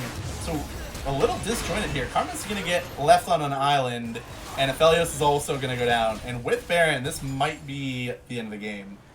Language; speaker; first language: English; native; English